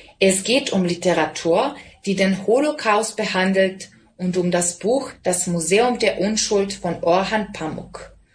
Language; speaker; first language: German; non-native, fluent; Serbian